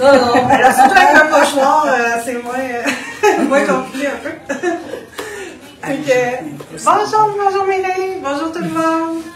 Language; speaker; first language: French; native; French